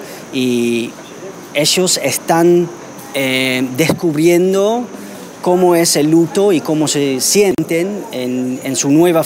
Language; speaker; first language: Spanish; non-native, learner; Dutch